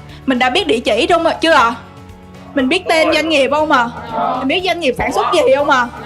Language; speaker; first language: Vietnamese; native; Vietnamese